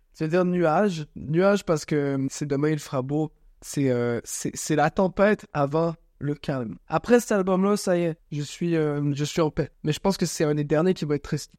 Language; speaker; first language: French; native; French